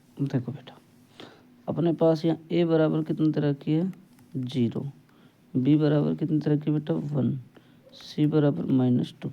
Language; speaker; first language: Hindi; native; Hindi